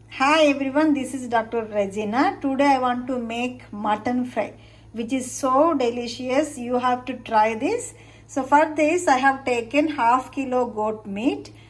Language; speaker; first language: English; non-native, local second language; Telugu